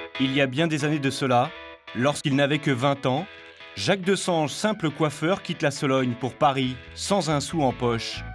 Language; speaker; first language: French; native; French